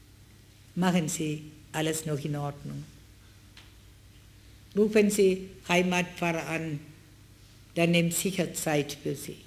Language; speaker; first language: German; non-native, fluent; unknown